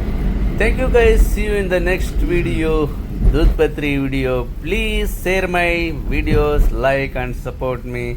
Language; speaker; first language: Hindi; non-native, local second language; Kannada